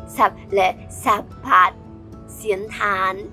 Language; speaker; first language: Thai; non-native, learner; Vietnamese